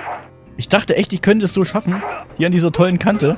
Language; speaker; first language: German; native; German